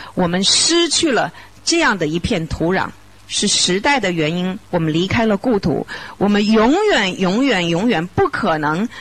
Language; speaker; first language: Chinese; native; Chinese